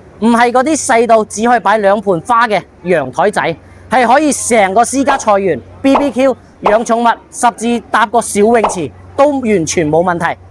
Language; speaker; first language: Cantonese; native; Cantonese